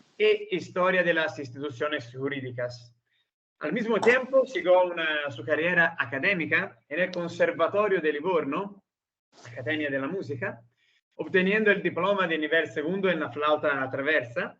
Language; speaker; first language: Spanish; non-native, learner; Italian